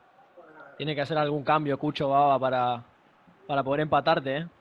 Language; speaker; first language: Spanish; native; Spanish